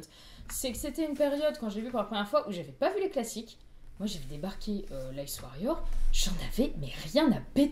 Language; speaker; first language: French; native; French